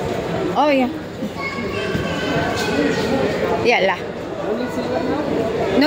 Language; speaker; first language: English; non-native, local second language; Filipino